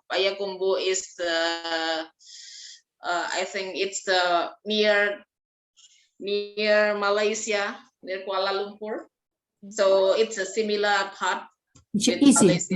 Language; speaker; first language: English; non-native, fluent; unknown